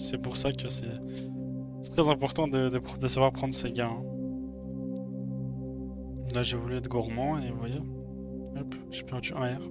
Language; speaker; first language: French; native; French